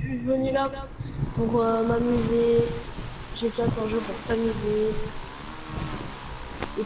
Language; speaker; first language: French; native; French